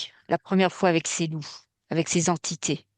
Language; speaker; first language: French; native; French